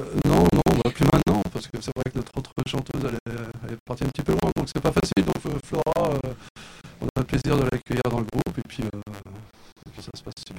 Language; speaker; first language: French; native; French